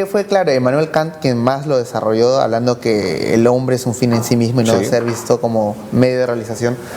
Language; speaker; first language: Spanish; native; Spanish